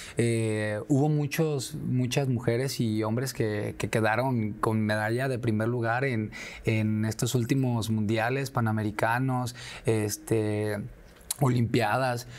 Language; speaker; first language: Spanish; native; Spanish